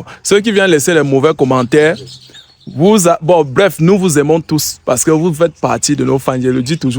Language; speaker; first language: French; native; French